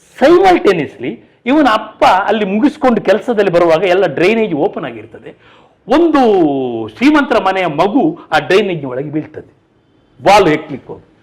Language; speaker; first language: Kannada; non-native, local second language; Tulu